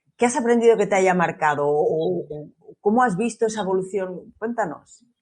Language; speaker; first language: Spanish; native; Spanish